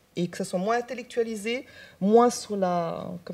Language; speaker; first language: French; non-native, local second language; Chinese